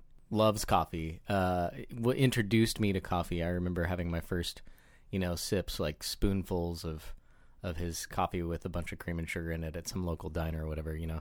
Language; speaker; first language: English; native; English